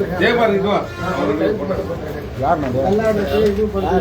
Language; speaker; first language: Tamil; native; Tamil